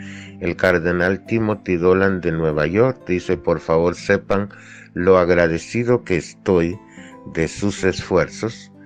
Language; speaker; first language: Spanish; native; Spanish